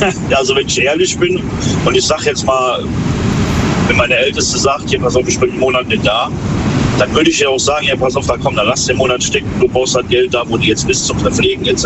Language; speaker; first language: German; native; German